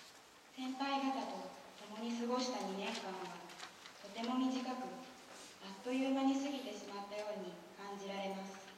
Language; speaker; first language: Japanese; native; Japanese